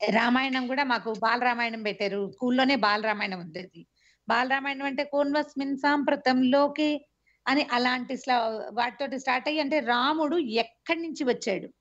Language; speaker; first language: Telugu; native; Telugu